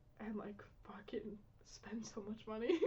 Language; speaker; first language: English; native; English